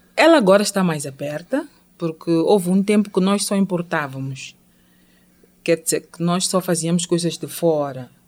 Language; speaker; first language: Portuguese; non-native, local second language; Tsonga